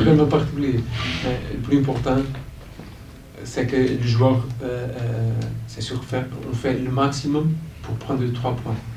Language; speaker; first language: French; non-native, fluent; Portuguese